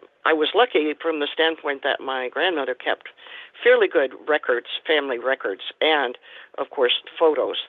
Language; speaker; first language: English; native; English